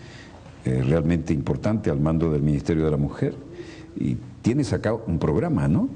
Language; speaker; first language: Spanish; native; Spanish